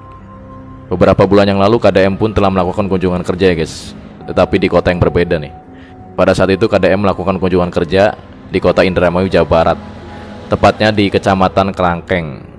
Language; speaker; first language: Indonesian; native; Indonesian